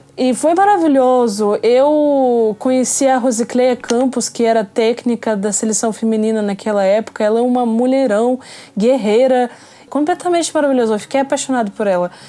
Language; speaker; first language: Portuguese; non-native, fluent; Russian